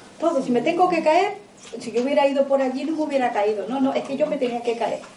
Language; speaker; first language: Spanish; non-native, fluent; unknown